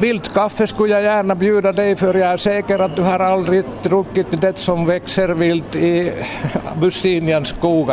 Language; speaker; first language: Swedish; non-native, local second language; Finnish